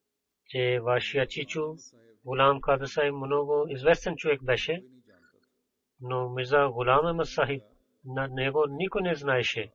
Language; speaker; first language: Bulgarian; non-native, fluent; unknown